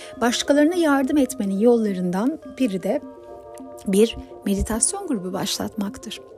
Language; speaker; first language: Turkish; native; Turkish